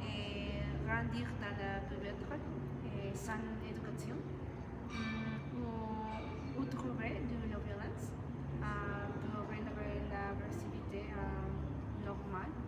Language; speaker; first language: French; non-native, learner; Spanish